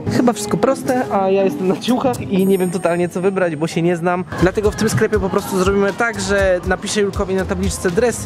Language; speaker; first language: Polish; native; Polish